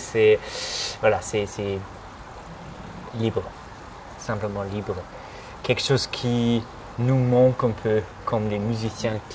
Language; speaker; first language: French; non-native, fluent; German